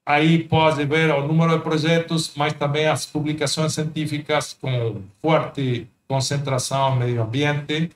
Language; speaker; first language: Portuguese; non-native, fluent; Spanish